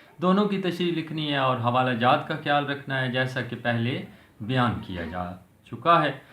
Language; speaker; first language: Urdu; non-native, local second language; Punjabi